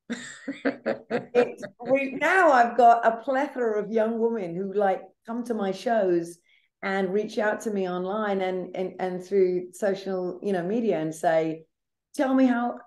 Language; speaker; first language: English; native; English